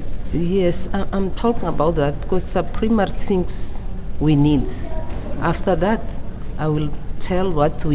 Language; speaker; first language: English; non-native, learner; Portuguese